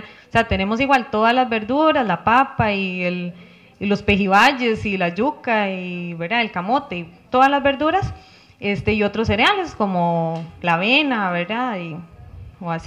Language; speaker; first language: Spanish; native; Spanish